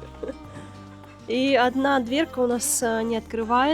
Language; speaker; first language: Russian; native; Russian